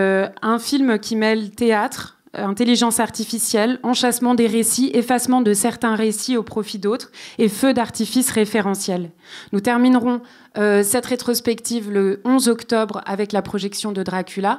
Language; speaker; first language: French; native; French